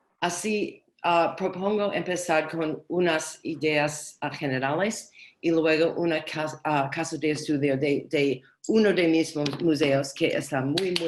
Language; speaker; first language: Spanish; non-native, learner; English